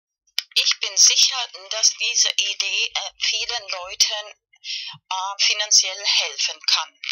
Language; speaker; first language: German; non-native, fluent; Spanish